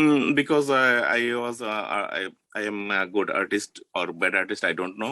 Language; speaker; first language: English; non-native, learner; Bangla